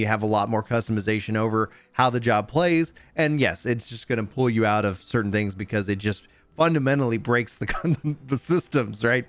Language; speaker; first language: English; native; English